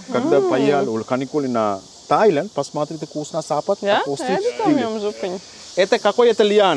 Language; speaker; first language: Russian; non-native, learner; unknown